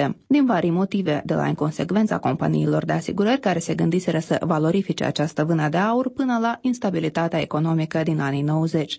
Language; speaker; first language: Romanian; native; Romanian